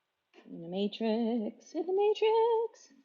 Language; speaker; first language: English; native; English